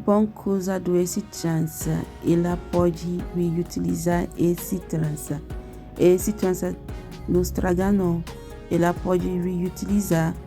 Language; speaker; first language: Portuguese; non-native, learner; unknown